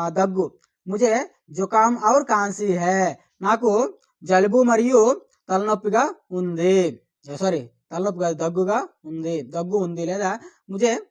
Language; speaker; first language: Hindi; non-native, local second language; Telugu